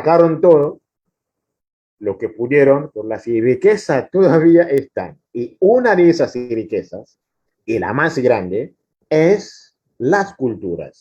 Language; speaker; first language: Spanish; non-native, fluent; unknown